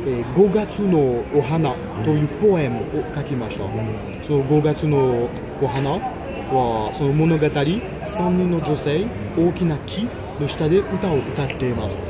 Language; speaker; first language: Japanese; non-native, fluent; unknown